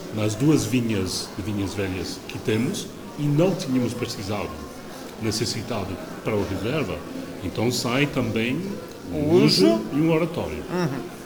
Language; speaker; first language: Portuguese; non-native, fluent; English